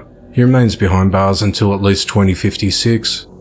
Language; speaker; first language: English; native; English